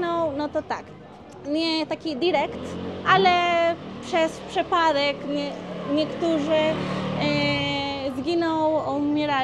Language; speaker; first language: Polish; non-native, learner; Spanish